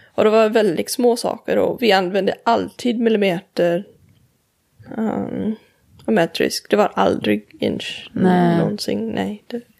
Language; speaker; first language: Swedish; non-native, fluent; English